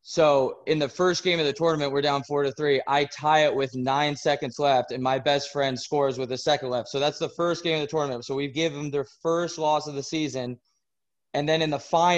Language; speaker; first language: English; native; English